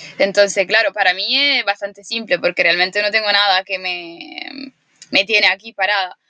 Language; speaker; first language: Spanish; non-native, fluent; Italian